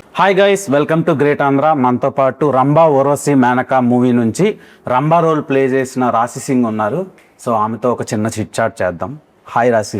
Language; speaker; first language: Telugu; native; Telugu